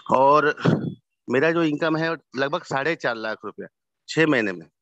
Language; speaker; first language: Hindi; native; Hindi